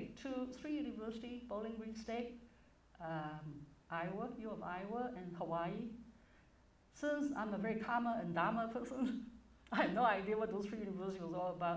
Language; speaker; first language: English; non-native, local second language; Cantonese